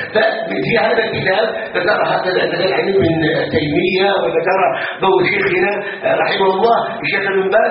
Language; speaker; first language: Arabic; native; Arabic